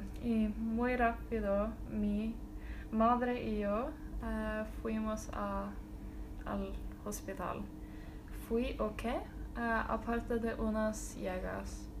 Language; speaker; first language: Spanish; non-native, learner; Norwegian